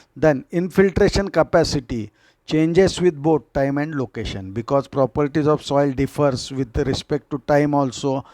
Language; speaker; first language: English; non-native, local second language; Marathi